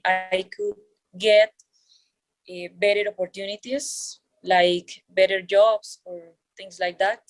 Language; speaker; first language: English; non-native, learner; Spanish